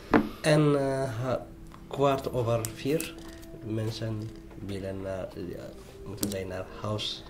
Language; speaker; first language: Dutch; non-native, learner; Tigrinya